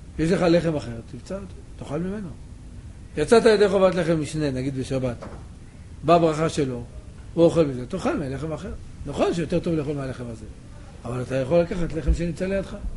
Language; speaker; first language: Hebrew; native; Hebrew